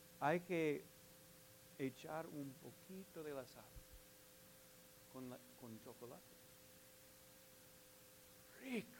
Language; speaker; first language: Spanish; non-native, fluent; English